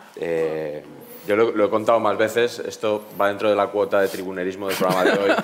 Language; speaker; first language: Spanish; native; Spanish